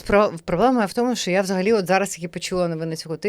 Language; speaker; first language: Ukrainian; native; Ukrainian